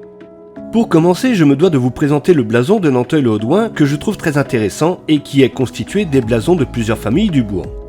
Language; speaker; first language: French; native; French